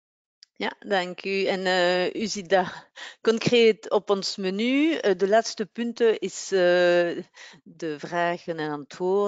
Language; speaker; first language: Dutch; non-native, local second language; French